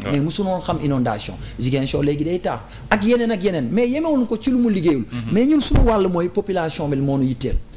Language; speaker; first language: Wolof; non-native, local second language; Jola-Fonyi